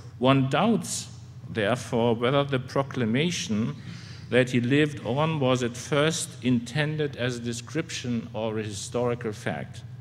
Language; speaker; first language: English; non-native, fluent; German